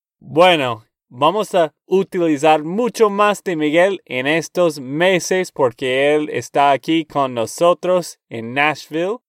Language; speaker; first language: Spanish; non-native, learner; English